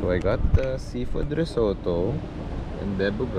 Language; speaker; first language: English; non-native, local second language; Filipino